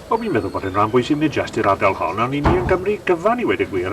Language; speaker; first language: Welsh; native; Welsh